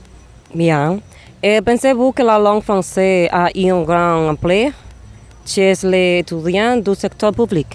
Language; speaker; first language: French; non-native, learner; Spanish